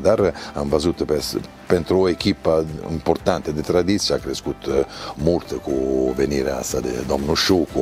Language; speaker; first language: Romanian; non-native, learner; Italian